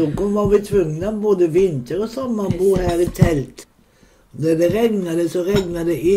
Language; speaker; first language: Swedish; non-native, local second language; Romany